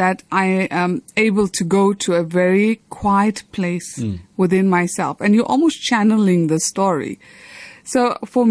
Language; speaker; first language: English; native; English